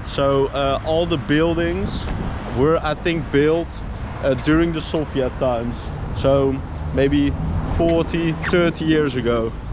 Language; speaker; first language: English; non-native, fluent; Dutch